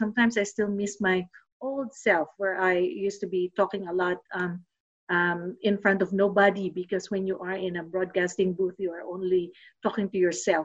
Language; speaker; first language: English; non-native, local second language; Filipino